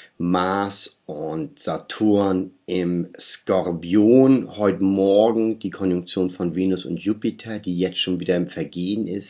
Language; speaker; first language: German; native; German